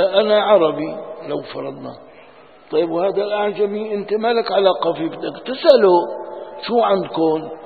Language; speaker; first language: Arabic; non-native, local second language; Kurdish